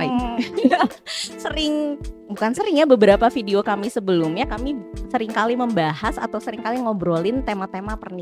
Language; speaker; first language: Indonesian; native; Indonesian